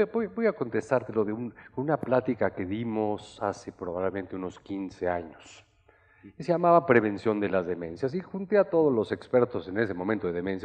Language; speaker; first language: Spanish; native; Spanish